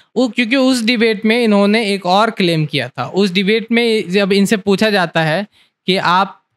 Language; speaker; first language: Hindi; native; Hindi